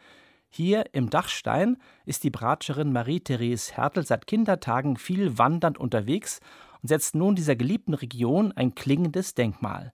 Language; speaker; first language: German; native; German